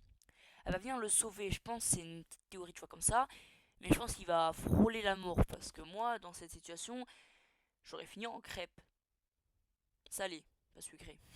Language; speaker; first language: French; native; French